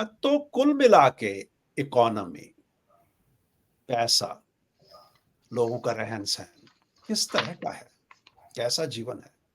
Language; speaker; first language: Hindi; native; Hindi